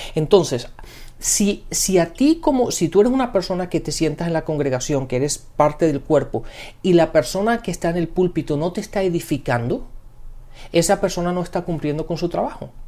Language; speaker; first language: Spanish; early bilingual, heritage; Spanish